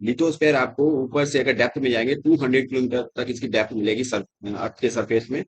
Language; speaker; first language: Hindi; native; Hindi